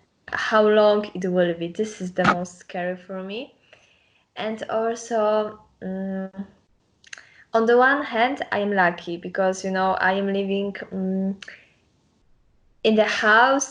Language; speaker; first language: English; non-native, learner; Polish